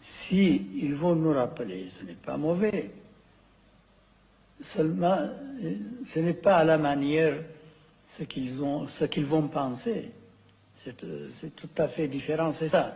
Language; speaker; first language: French; non-native, fluent; Amharic